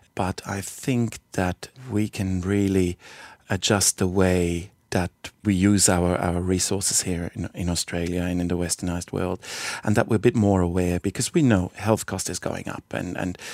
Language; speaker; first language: English; non-native, fluent; Swiss German